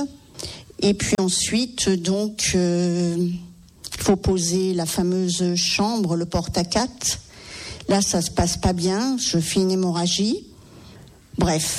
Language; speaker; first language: French; native; French